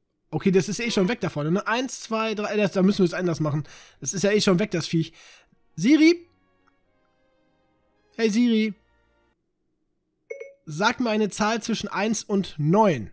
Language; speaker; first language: German; native; German